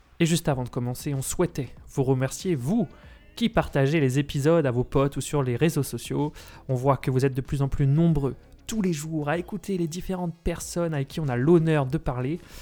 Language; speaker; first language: French; native; French